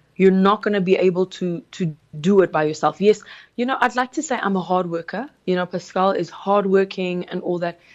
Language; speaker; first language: English; early bilingual, other home language; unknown